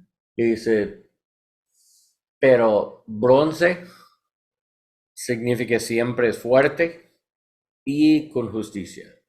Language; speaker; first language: Spanish; non-native, learner; English